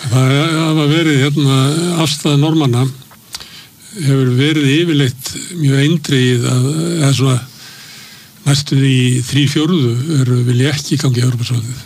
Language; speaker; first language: Icelandic; native; Icelandic